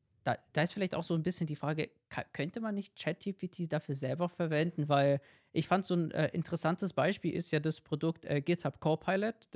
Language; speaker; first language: German; native; German